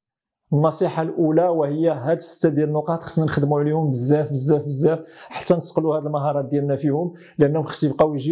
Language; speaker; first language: Arabic; native; Arabic